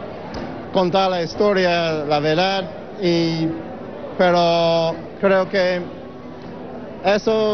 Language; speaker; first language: Spanish; non-native, fluent; English